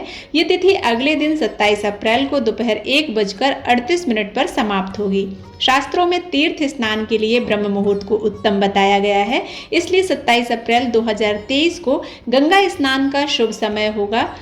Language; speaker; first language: Hindi; native; Hindi